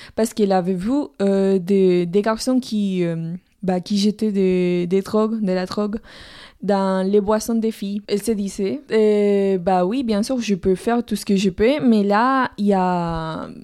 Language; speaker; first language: French; non-native, fluent; Spanish